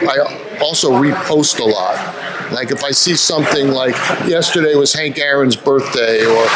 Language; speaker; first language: English; native; English